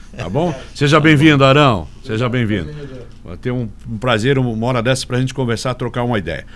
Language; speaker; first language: Portuguese; native; Portuguese